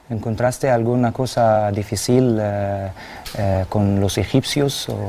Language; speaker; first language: Spanish; non-native, learner; Arabic